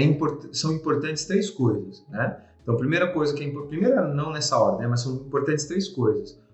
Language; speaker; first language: Portuguese; native; Portuguese